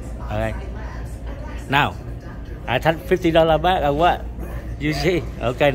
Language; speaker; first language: English; non-native, learner; Vietnamese